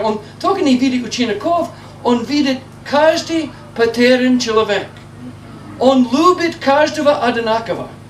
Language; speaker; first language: Russian; non-native, learner; English